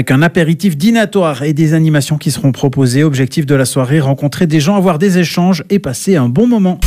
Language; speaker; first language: French; native; French